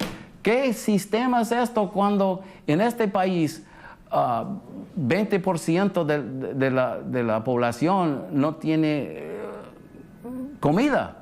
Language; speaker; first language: Spanish; early bilingual, heritage; English